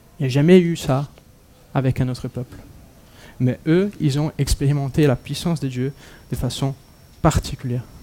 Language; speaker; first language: French; non-native, fluent; Portuguese